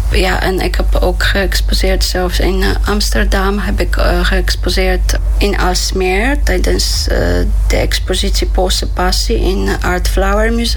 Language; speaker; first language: Dutch; non-native, fluent; Polish